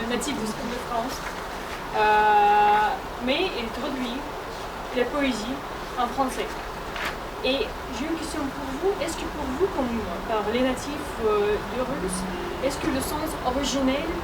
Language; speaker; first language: French; non-native, fluent; Russian